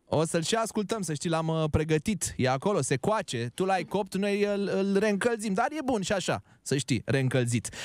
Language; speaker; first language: Romanian; native; Romanian